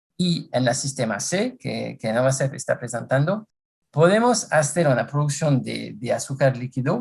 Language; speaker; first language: Spanish; non-native, fluent; French